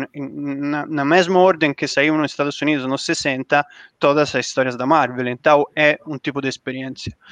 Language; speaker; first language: Portuguese; non-native, learner; Italian